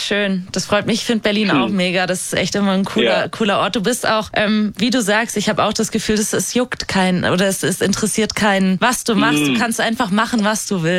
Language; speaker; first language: German; native; German